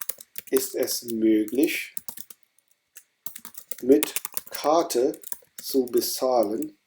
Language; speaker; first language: German; non-native, fluent; Urdu